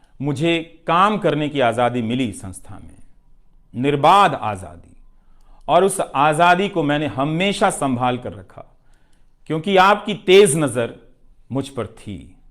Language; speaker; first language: Hindi; non-native, local second language; Bhojpuri